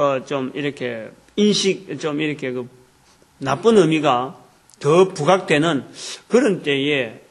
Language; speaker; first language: Korean; native; Korean